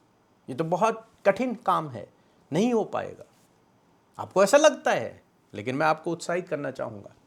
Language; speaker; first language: Hindi; native; Hindi